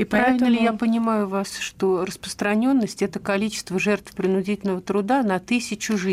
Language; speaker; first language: Russian; native; Russian